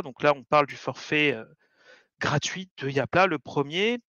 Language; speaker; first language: French; native; French